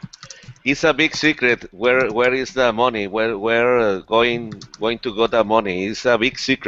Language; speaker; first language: English; non-native, learner; Spanish